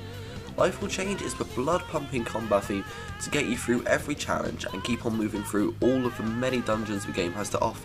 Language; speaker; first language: English; native; English